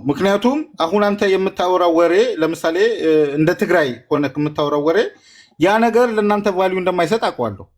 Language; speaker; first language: Amharic; native; Amharic